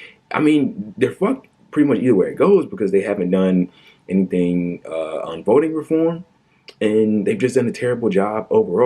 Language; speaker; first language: English; native; English